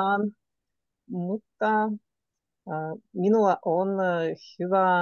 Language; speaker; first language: Finnish; non-native, learner; Russian